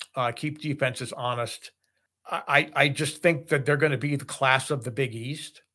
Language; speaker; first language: English; native; English